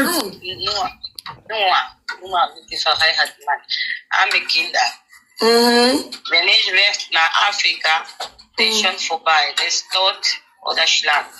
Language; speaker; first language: German; non-native, learner; Nigerian Pidgin